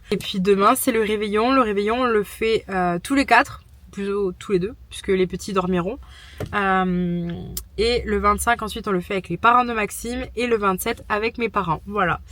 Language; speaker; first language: French; native; French